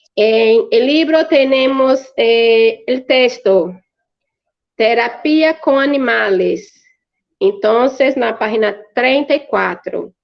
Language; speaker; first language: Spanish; non-native, fluent; Portuguese